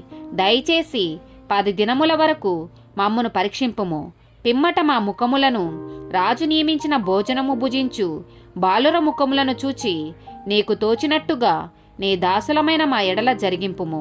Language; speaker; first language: Telugu; native; Telugu